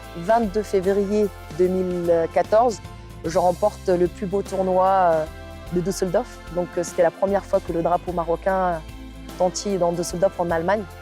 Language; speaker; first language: French; non-native, local second language; Arabic